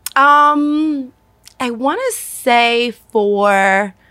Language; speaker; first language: English; early bilingual, other home language; Spanish